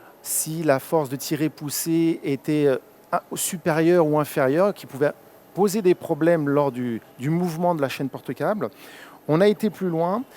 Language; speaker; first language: French; native; French